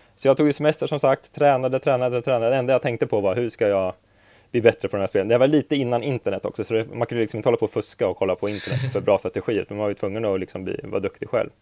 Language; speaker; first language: Swedish; native; Swedish